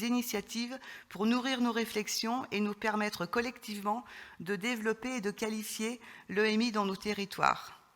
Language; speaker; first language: French; native; French